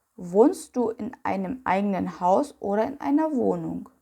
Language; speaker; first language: German; non-native, fluent; Ukrainian